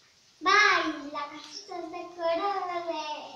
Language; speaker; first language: Basque; non-native, local second language; Spanish